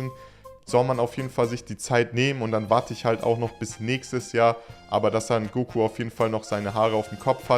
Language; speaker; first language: German; native; German